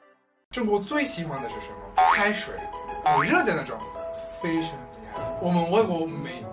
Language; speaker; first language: Chinese; non-native, learner; Italian